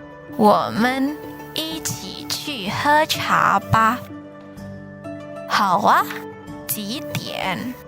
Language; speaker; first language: Chinese; non-native, fluent; Indonesian